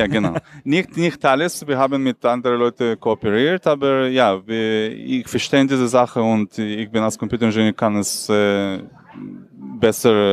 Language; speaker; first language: German; non-native, learner; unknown